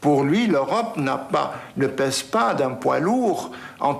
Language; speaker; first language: French; native; French